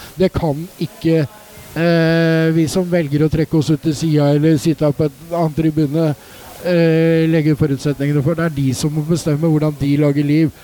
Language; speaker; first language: Norwegian; native; Norwegian